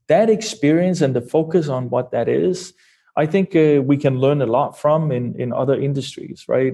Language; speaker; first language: English; non-native, fluent; Danish